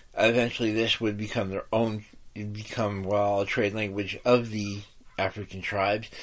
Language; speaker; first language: English; native; English